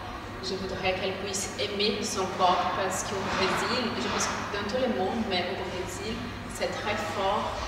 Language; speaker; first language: French; non-native, fluent; Portuguese